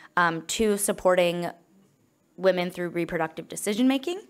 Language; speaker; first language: English; native; English